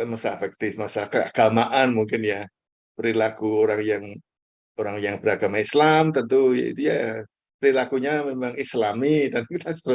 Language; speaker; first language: Indonesian; native; Indonesian